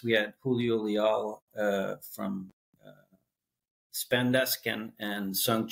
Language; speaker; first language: English; non-native, fluent; Dutch